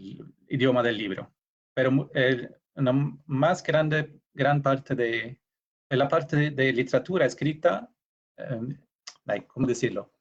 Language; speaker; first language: Spanish; non-native, fluent; Norwegian